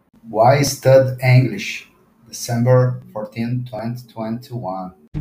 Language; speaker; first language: English; non-native, learner; Portuguese